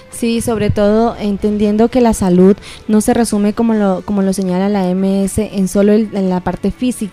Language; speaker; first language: Spanish; native; Spanish